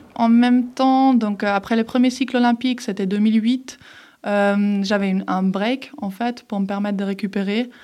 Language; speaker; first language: French; early bilingual, other home language; German